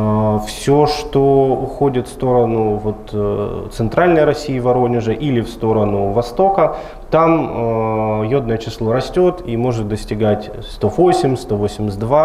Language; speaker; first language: Russian; native; Russian